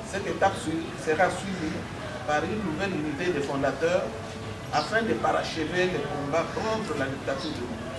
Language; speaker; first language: French; non-native, local second language; Lingala